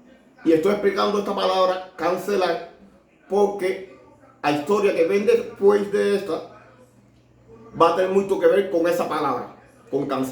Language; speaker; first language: Portuguese; non-native, learner; Spanish